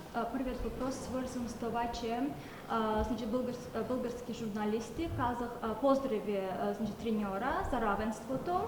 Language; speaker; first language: Bulgarian; non-native, learner; Azerbaijani